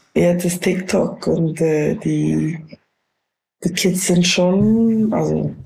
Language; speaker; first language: German; native; German